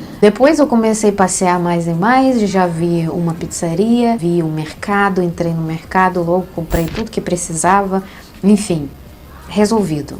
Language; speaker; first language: Portuguese; non-native, fluent; Russian